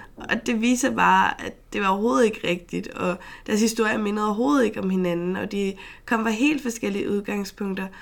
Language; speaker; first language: Danish; native; Danish